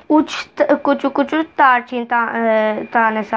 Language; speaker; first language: Turkish; non-native, learner; Urdu